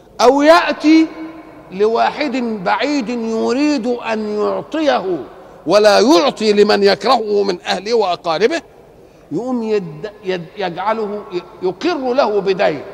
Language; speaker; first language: Arabic; native; Arabic